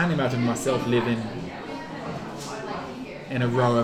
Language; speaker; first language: English; native; English